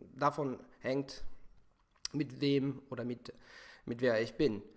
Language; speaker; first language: German; non-native, fluent; Italian